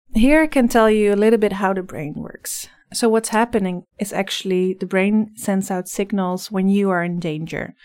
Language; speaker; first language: English; non-native, fluent; Dutch